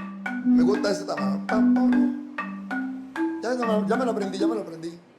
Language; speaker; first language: Spanish; native; Spanish